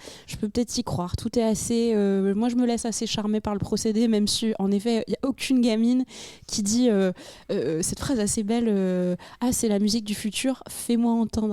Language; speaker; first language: French; native; French